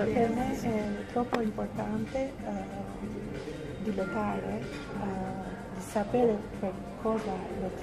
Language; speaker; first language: Italian; non-native, fluent; Albanian